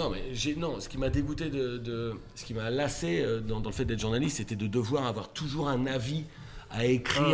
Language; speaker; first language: French; native; French